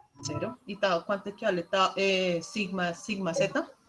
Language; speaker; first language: Spanish; native; Spanish